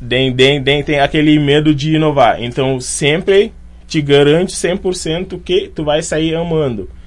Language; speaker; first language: Portuguese; non-native, fluent; Wolof